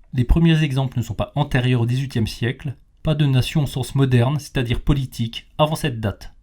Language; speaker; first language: French; native; French